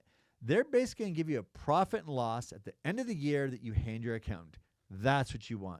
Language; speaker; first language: English; native; English